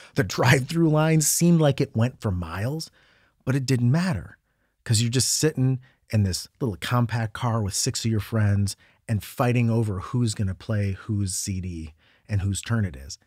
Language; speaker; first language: English; native; English